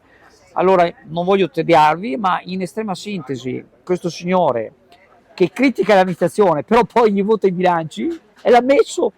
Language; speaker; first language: Italian; native; Italian